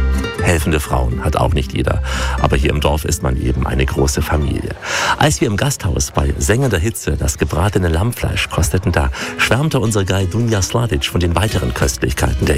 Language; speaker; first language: German; native; German